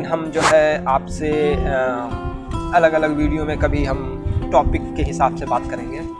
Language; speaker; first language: Hindi; native; Hindi